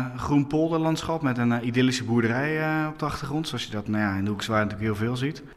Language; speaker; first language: Dutch; native; Dutch